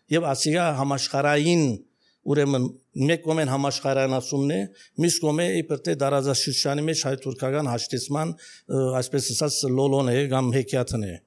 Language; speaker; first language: Armenian; early bilingual, heritage; Armenian